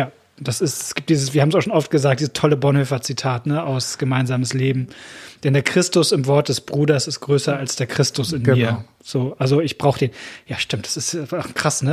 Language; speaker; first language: German; native; German